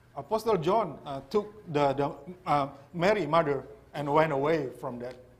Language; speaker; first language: English; non-native, fluent; Indonesian